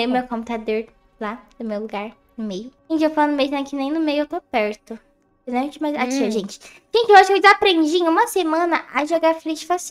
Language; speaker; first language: Portuguese; native; Portuguese